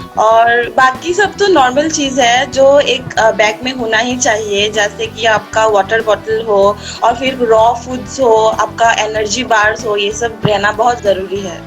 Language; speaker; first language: Hindi; non-native, local second language; Assamese